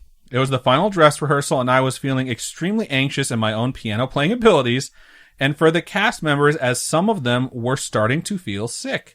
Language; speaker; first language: English; native; English